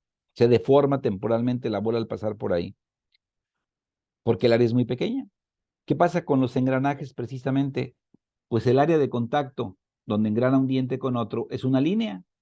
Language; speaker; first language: Spanish; native; Spanish